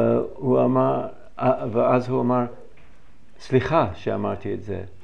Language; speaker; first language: Hebrew; non-native, fluent; English